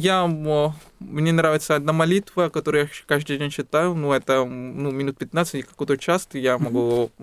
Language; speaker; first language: Russian; non-native, fluent; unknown